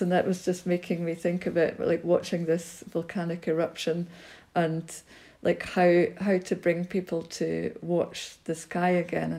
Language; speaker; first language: English; native; English